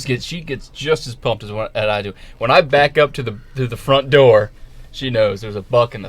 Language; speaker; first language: English; native; English